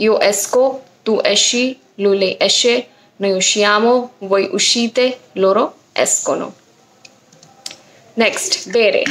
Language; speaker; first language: Italian; non-native, fluent; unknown